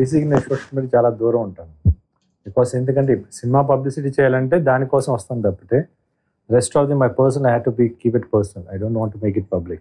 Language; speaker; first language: Telugu; native; Telugu